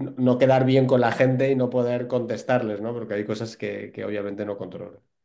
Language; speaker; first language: Spanish; native; Spanish